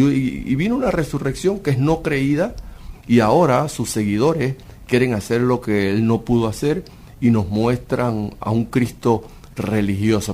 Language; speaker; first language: Spanish; native; Spanish